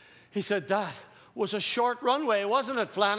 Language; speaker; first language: English; native; English